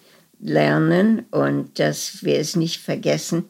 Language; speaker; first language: German; early bilingual, heritage; German